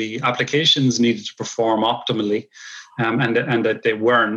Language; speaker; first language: English; native; English